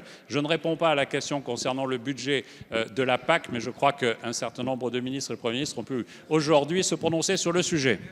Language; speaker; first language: French; native; French